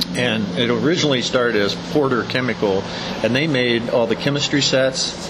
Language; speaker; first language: English; native; English